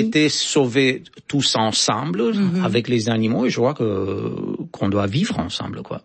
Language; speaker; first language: French; non-native, fluent; Romanian